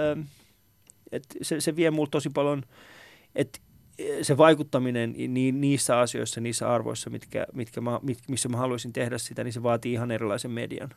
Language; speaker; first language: Finnish; early bilingual, other home language; Persian